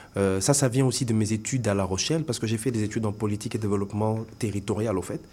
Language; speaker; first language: French; non-native, local second language; Lingala